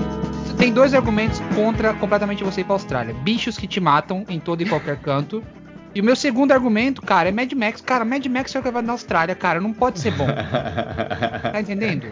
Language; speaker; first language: Portuguese; native; Portuguese